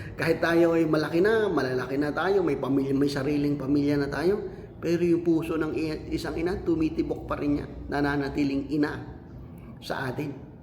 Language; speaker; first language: Filipino; non-native, local second language; Cebuano